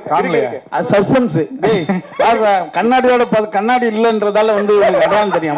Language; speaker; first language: Tamil; native; Tamil